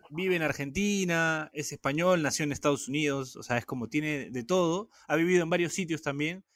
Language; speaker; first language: Spanish; native; Spanish